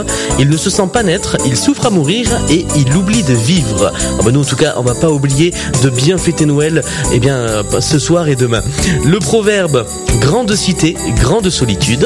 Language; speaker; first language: French; native; French